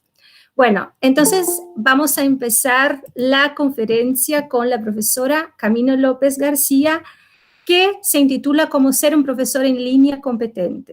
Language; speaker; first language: Spanish; non-native, fluent; Portuguese